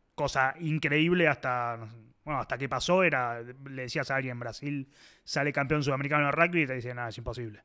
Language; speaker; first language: Spanish; native; Spanish